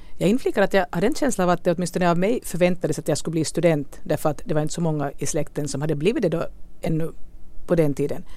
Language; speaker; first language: Swedish; native; Swedish